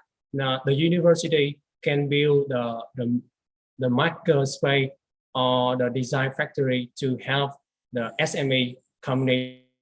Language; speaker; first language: English; non-native, learner; Vietnamese